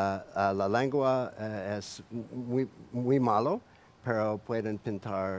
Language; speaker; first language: Spanish; non-native, learner; English